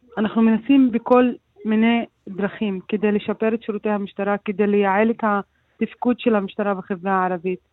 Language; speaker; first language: Hebrew; non-native, local second language; Arabic